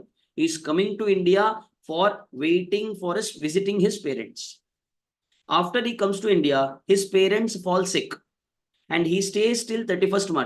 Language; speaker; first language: English; non-native, local second language; Kannada